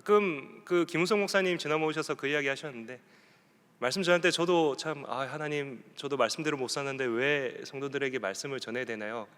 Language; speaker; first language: Korean; native; Korean